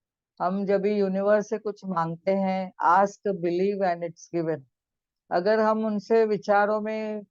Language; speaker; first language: Hindi; native; Hindi